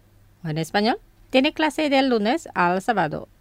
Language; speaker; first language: Spanish; non-native, fluent; Indonesian